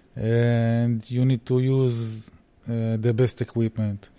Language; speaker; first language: English; early bilingual, heritage; Hebrew